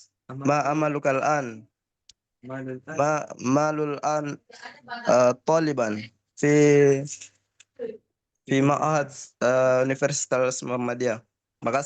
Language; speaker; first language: Arabic; non-native, learner; Indonesian